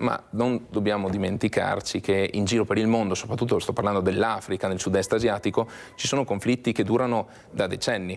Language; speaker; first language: Italian; native; Italian